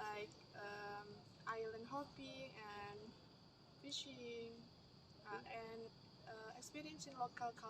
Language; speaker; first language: English; non-native, learner; Indonesian